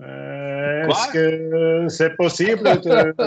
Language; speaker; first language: French; non-native, learner; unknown